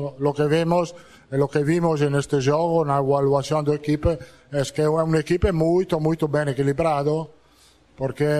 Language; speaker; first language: Portuguese; non-native, learner; Italian